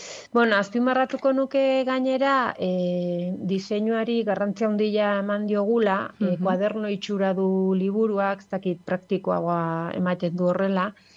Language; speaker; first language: Basque; native; Basque